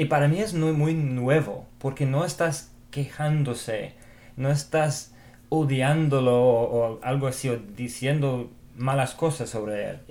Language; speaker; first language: Spanish; non-native, fluent; English